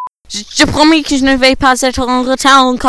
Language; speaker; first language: French; non-native, learner; English